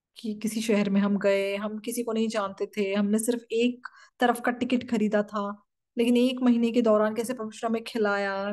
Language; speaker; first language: Hindi; non-native, fluent; Korean